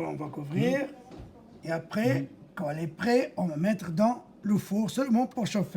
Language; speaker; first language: French; non-native, fluent; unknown